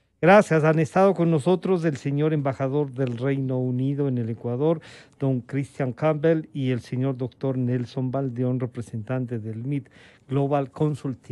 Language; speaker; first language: Spanish; native; Spanish